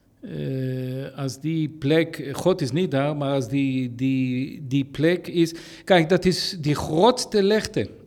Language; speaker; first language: Dutch; non-native, fluent; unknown